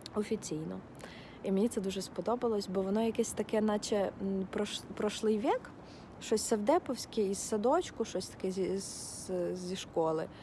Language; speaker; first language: Ukrainian; non-native, local second language; Russian